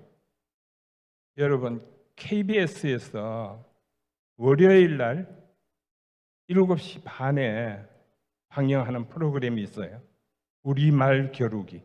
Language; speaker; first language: Korean; native; Korean